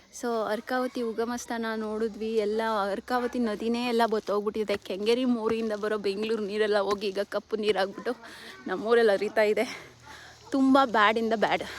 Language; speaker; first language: Kannada; native; Kannada